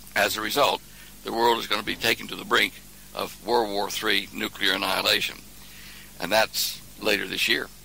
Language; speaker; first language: English; native; English